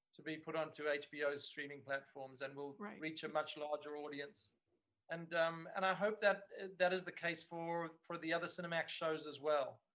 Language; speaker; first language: English; native; English